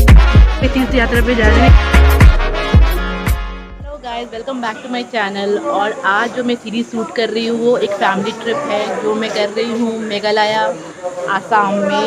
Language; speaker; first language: Hindi; native; Hindi